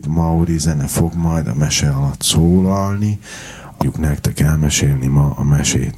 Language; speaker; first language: Hungarian; native; Hungarian